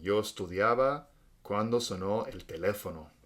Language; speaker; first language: Spanish; non-native, fluent; English